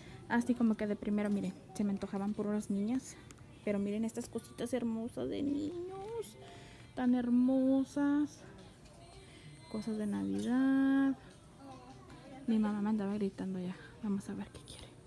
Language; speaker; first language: Spanish; early bilingual, heritage; Spanish